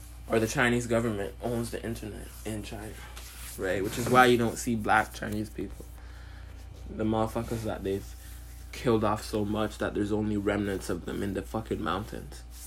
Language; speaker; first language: English; native; English